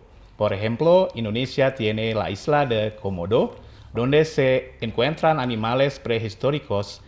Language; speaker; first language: Spanish; non-native, fluent; Indonesian